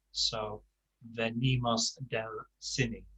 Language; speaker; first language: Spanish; non-native, fluent; English